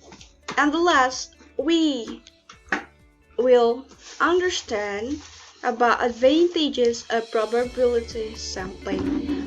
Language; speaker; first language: English; non-native, learner; Indonesian